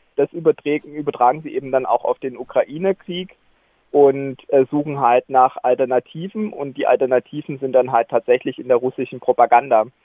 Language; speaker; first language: German; native; German